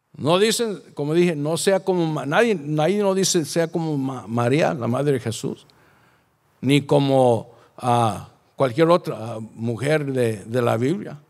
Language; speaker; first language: Spanish; early bilingual, heritage; Spanish